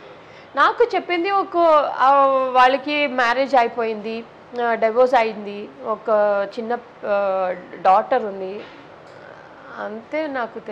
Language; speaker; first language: Telugu; non-native, local second language; Tamil